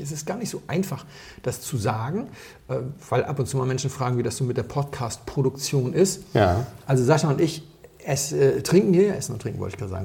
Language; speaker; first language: German; native; German